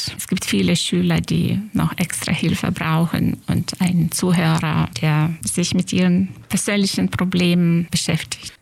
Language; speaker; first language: German; non-native, fluent; Lithuanian